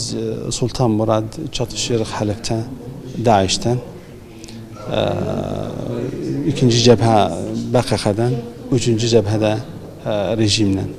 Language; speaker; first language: Turkish; non-native, learner; Turkmen